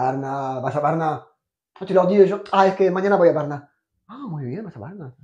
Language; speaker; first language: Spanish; non-native, fluent; French